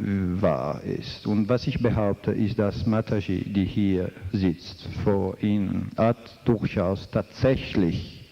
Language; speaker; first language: German; non-native, fluent; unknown